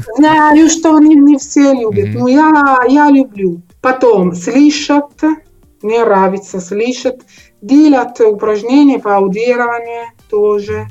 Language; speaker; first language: Russian; non-native, learner; Italian